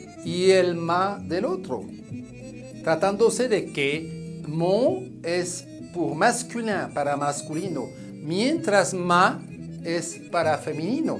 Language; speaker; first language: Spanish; non-native, fluent; French